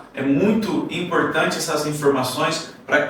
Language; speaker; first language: Portuguese; native; Portuguese